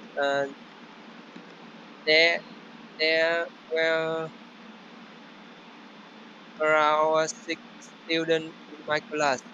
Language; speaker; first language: English; non-native, learner; Vietnamese